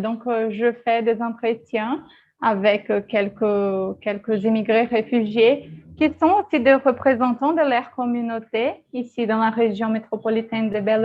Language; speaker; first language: French; non-native, fluent; Portuguese